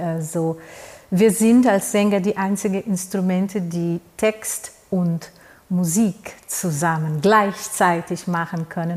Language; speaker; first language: German; non-native, fluent; Portuguese